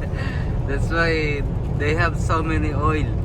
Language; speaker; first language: English; non-native, learner; Filipino